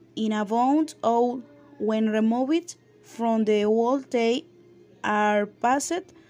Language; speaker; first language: English; non-native, learner; Spanish